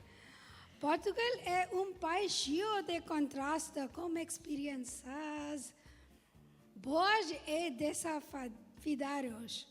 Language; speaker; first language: Portuguese; non-native, learner; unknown